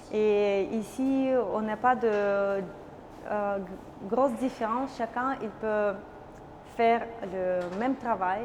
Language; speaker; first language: French; non-native, learner; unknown